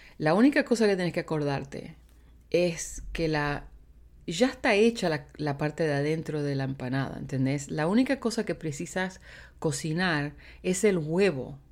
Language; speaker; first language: Spanish; native; Spanish